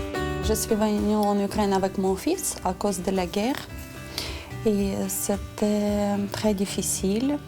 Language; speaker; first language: French; non-native, learner; Ukrainian